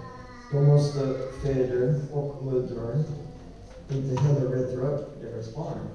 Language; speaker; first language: Swedish; non-native, learner; English